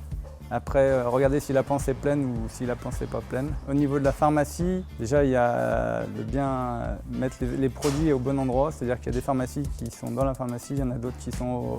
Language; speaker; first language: French; native; French